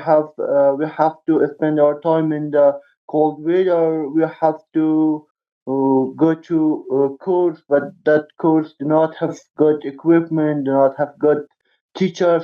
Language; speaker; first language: English; non-native, learner; Persian